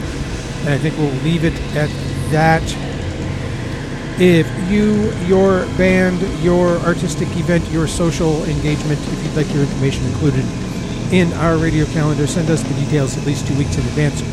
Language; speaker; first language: English; native; English